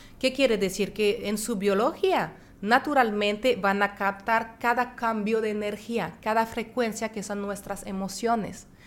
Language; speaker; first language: Spanish; non-native, fluent; French